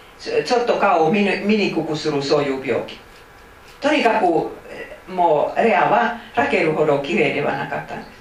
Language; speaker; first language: Japanese; non-native, fluent; Finnish